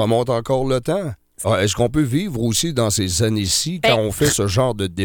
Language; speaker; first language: French; native; French